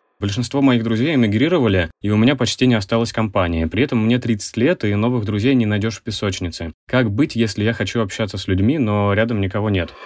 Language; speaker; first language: Russian; native; Russian